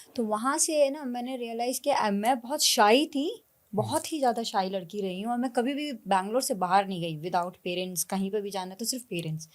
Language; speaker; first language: Hindi; native; Hindi